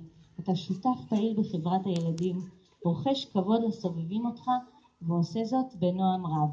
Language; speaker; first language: Hebrew; native; Hebrew